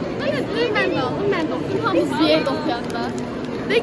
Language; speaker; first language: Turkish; non-native, learner; Azerbaijani